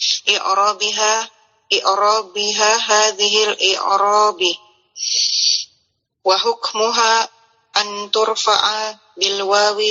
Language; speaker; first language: Arabic; non-native, learner; Indonesian